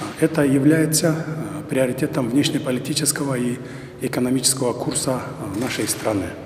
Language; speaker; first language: Russian; non-native, local second language; Kyrgyz